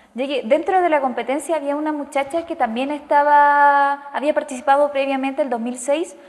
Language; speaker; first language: Spanish; native; Spanish